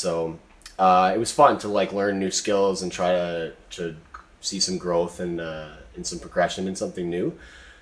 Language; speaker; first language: English; native; English